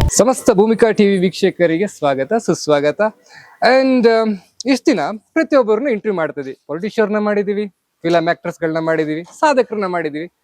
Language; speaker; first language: Kannada; native; Kannada